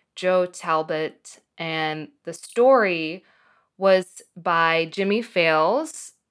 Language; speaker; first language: English; early bilingual, other home language; Arabic